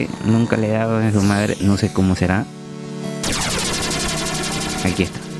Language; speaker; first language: Spanish; native; Spanish